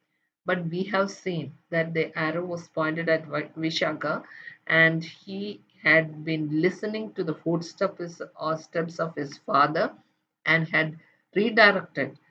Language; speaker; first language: English; non-native, local second language; Malayalam